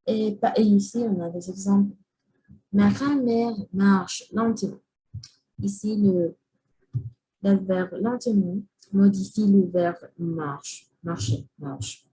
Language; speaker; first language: French; non-native, learner; Spanish